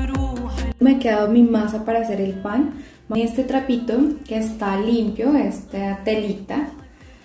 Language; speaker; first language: Spanish; native; Spanish